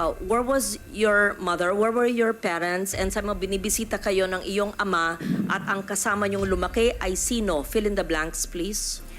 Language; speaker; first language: Filipino; native; Filipino